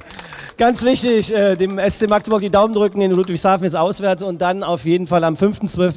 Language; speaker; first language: German; native; German